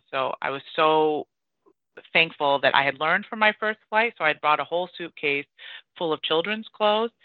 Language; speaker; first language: English; early bilingual, other home language; Persian